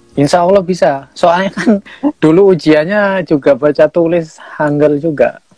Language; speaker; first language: Indonesian; native; Indonesian